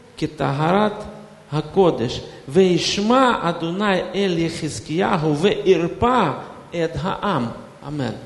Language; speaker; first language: Hebrew; non-native, fluent; Russian